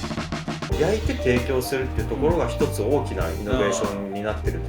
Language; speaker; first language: Japanese; native; Japanese